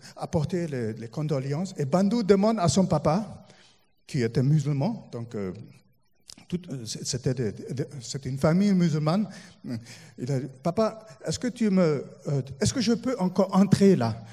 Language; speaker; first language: French; non-native, fluent; German